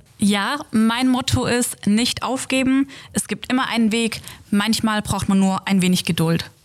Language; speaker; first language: German; native; German